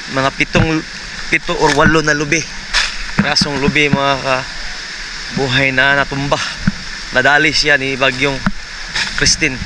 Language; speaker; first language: Filipino; non-native, local second language; Masbatenyo